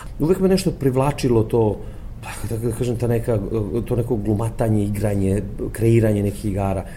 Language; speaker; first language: Serbian; native; Serbian